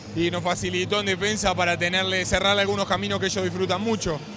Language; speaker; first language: Spanish; native; Spanish